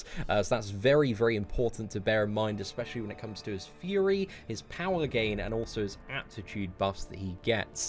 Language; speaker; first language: English; native; English